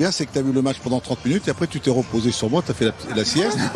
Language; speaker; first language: French; native; French